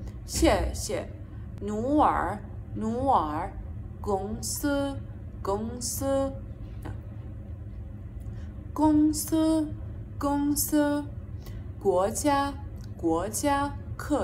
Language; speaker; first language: Chinese; non-native, fluent; Persian